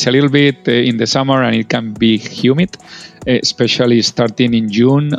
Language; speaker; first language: English; non-native, fluent; Spanish